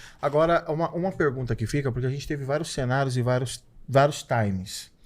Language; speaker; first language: Portuguese; native; Portuguese